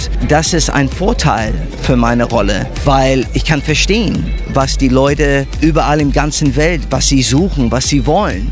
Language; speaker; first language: German; non-native, fluent; English